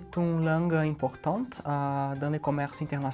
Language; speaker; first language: French; non-native, learner; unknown